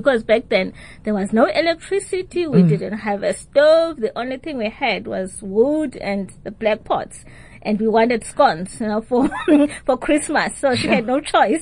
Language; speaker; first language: English; non-native, local second language; Xhosa